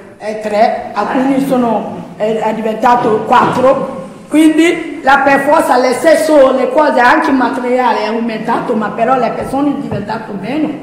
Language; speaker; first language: Italian; non-native, learner; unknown